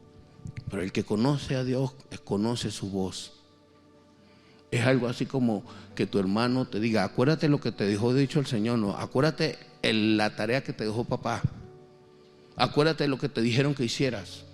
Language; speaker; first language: Spanish; native; Spanish